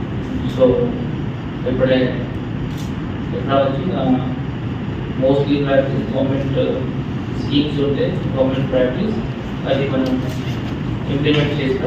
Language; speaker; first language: Telugu; non-native, learner; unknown